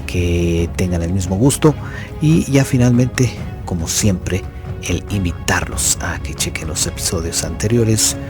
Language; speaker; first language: Spanish; native; Spanish